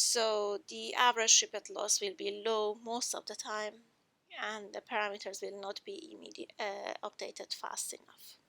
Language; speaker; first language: English; non-native, fluent; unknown